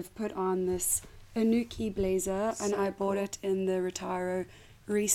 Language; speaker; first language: English; native; English